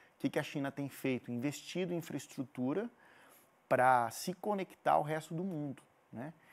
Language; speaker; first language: Portuguese; native; Portuguese